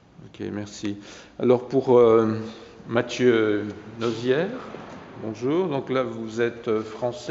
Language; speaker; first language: French; native; French